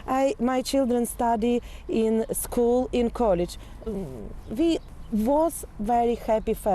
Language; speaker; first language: English; non-native, learner; Ukrainian